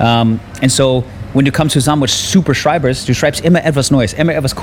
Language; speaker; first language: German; non-native, learner; English